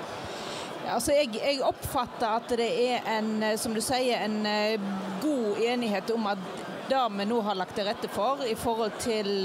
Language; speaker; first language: Norwegian; native; Norwegian